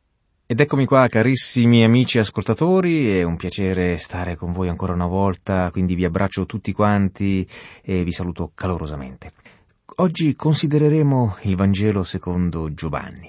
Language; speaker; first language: Italian; native; Italian